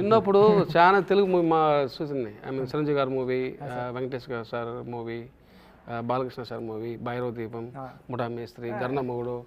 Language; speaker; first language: Telugu; non-native, learner; Tamil